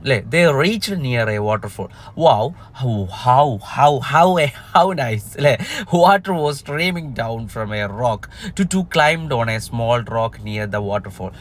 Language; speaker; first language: English; non-native, local second language; Malayalam